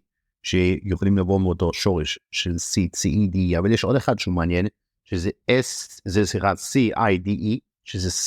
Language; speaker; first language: Hebrew; native; Hebrew